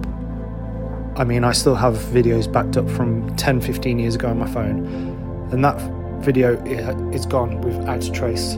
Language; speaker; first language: English; native; English